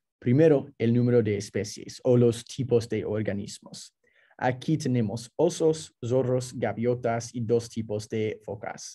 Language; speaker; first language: Spanish; non-native, fluent; English